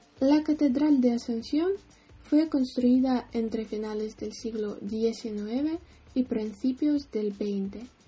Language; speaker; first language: Spanish; non-native, fluent; Ukrainian